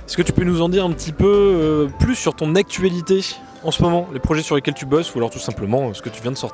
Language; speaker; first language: French; native; French